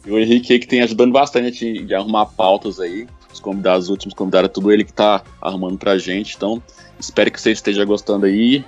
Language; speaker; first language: Portuguese; native; Portuguese